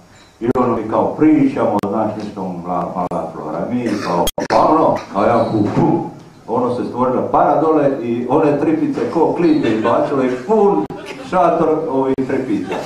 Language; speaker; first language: Serbian; native; Serbian